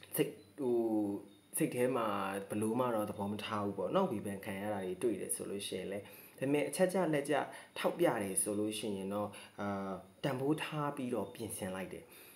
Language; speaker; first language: Burmese; native; Burmese